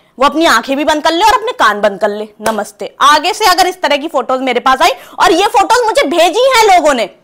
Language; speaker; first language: Hindi; native; Hindi